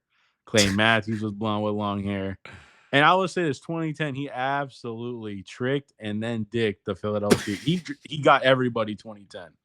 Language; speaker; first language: English; native; English